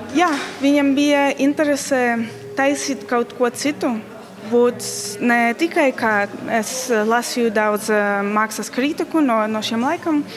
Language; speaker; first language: Latvian; non-native, learner; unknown